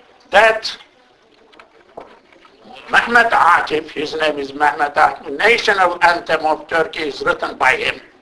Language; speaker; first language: English; non-native, fluent; Turkish